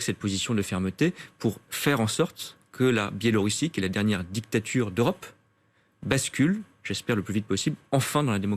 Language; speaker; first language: French; native; French